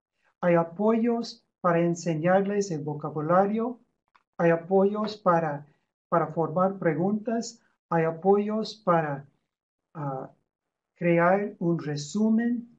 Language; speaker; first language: Spanish; non-native, fluent; English